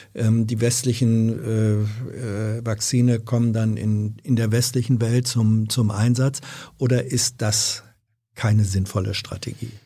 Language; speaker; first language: German; native; German